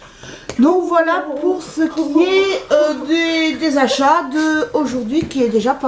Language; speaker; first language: French; native; French